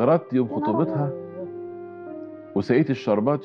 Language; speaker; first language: Arabic; native; Arabic